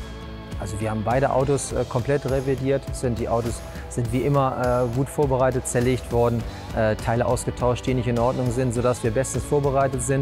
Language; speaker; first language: German; native; German